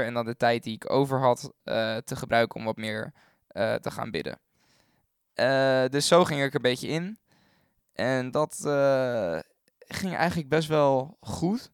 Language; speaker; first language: Dutch; native; Dutch